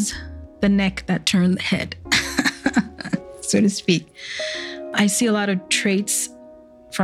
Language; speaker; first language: English; native; English